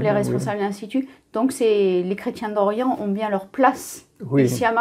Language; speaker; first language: French; native; French